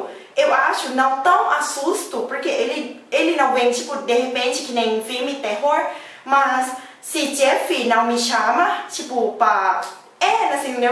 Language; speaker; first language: Portuguese; non-native, learner; Thai